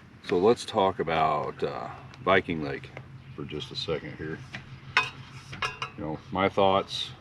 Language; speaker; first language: English; native; English